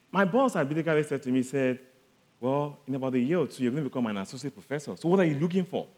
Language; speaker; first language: English; non-native, local second language; Yoruba